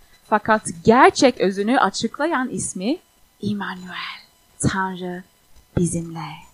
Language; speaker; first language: Turkish; non-native, fluent; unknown